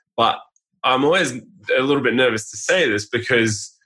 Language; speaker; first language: English; native; English